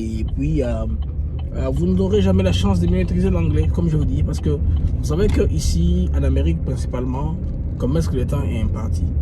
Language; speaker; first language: French; non-native, local second language; Lingala